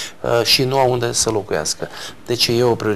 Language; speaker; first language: Romanian; native; Romanian